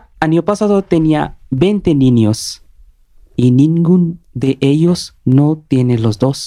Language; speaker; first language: Spanish; non-native, learner; Bangla